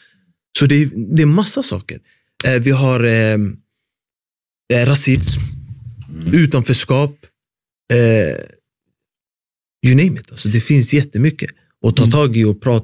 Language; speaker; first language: Swedish; early bilingual, other home language; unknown